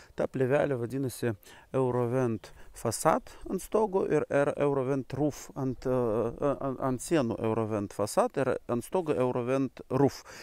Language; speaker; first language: Lithuanian; non-native, local second language; Polish